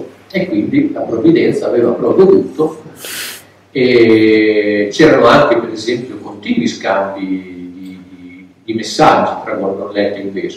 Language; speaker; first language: Italian; native; Italian